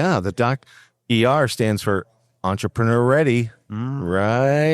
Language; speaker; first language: English; native; English